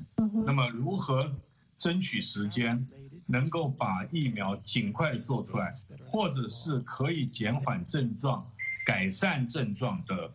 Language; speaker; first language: Chinese; native; Chinese